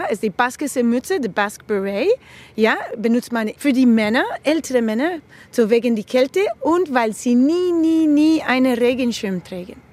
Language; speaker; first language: German; non-native, fluent; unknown